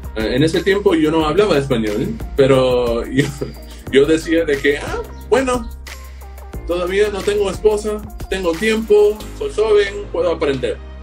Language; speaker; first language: Spanish; non-native, fluent; English